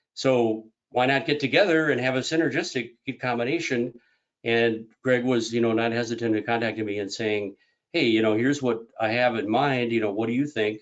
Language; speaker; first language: English; native; English